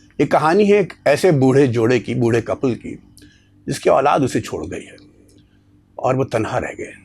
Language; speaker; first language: Urdu; native; Urdu